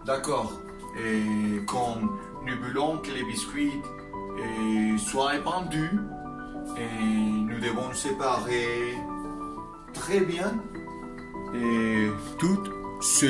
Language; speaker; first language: French; non-native, learner; Spanish